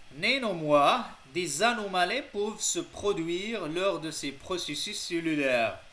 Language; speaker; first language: French; non-native, local second language; Arabic